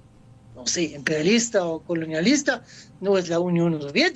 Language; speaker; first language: Spanish; non-native, fluent; German